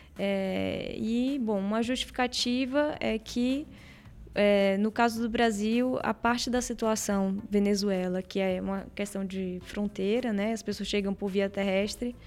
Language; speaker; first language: Portuguese; native; Portuguese